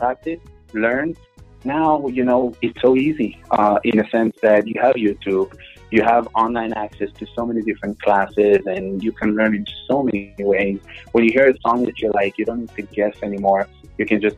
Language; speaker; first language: English; non-native, fluent; Hebrew